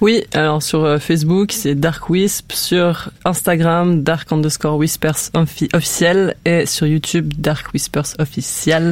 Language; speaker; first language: French; native; French